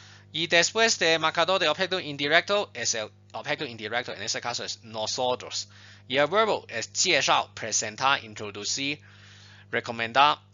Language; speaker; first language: Spanish; non-native, fluent; Chinese